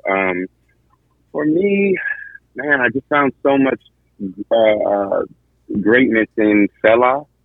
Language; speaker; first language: English; native; English